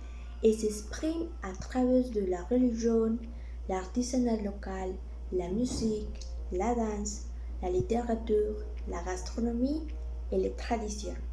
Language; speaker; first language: French; non-native, learner; Spanish